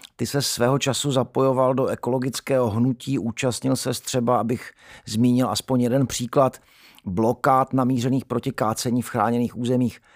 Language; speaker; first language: Czech; native; Czech